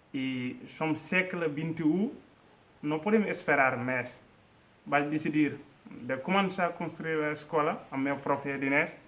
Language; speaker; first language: Catalan; non-native, fluent; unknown